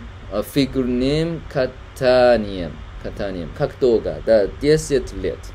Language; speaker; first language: Russian; non-native, learner; Chinese